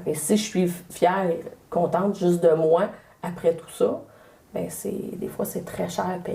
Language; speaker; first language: French; native; French